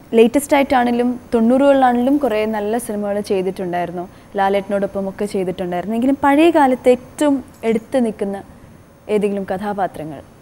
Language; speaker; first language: Malayalam; native; Malayalam